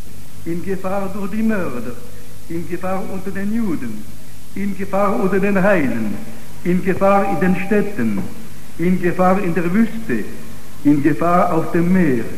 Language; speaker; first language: German; non-native, fluent; Italian